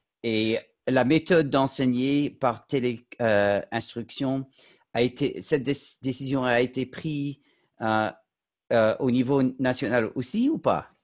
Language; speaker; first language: French; non-native, fluent; English